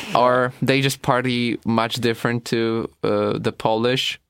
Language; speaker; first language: English; non-native, fluent; Polish